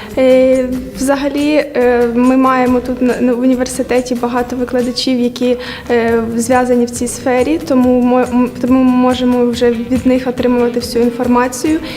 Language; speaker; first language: Ukrainian; native; Ukrainian